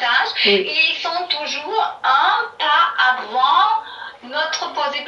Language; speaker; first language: French; non-native, learner; German